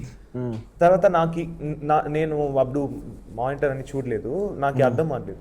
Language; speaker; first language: Telugu; non-native, fluent; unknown